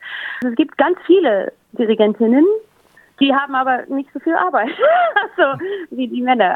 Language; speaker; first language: German; native; German